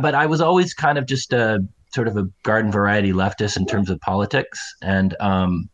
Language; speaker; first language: English; native; English